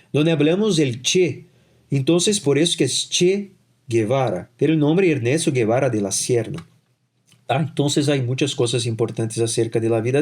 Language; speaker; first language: Spanish; non-native, fluent; Portuguese